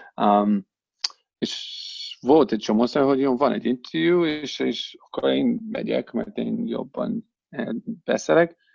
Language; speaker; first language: Hungarian; non-native, fluent; English